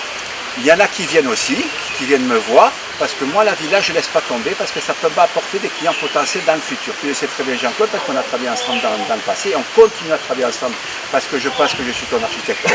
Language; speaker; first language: French; native; French